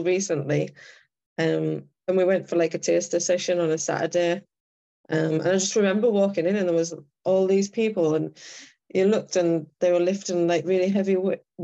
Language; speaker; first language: English; native; English